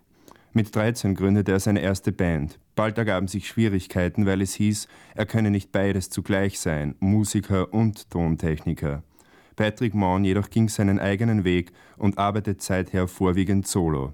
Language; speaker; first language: German; native; German